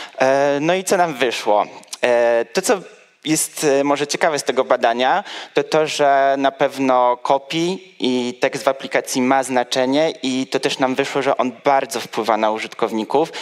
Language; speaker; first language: Polish; native; Polish